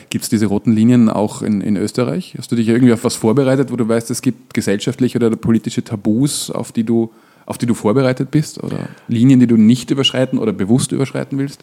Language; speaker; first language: German; native; German